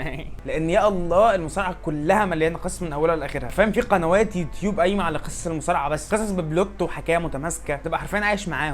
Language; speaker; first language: Arabic; native; Arabic